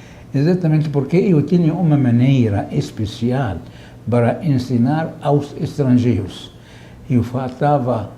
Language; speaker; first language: Portuguese; non-native, fluent; Arabic